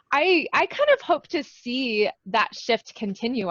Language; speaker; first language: English; native; English